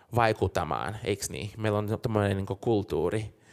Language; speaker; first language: Finnish; non-native, fluent; Portuguese